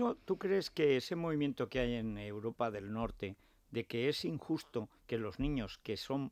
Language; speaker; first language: Spanish; native; Spanish